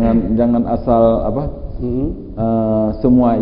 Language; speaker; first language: Malay; native; Malay